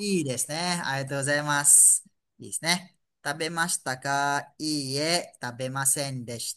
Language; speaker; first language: Japanese; non-native, fluent; Malay